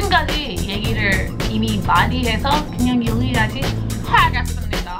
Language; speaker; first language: Korean; non-native, fluent; English